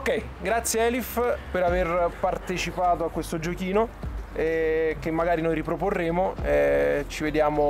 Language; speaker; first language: Italian; native; Italian